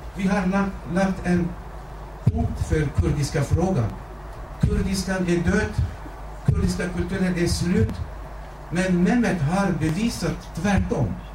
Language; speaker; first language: Swedish; non-native, fluent; Kurdish